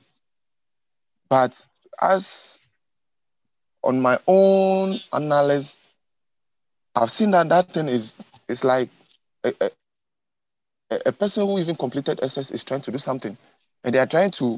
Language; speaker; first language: English; non-native, local second language; Ewe